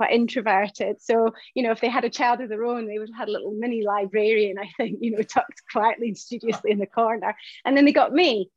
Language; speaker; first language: English; native; English